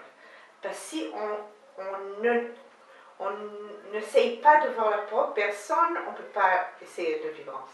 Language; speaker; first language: French; non-native, learner; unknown